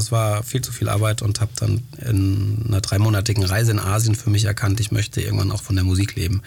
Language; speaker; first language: German; early bilingual, other home language; Greek